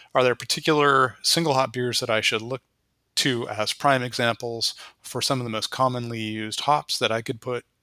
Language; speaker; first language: English; native; English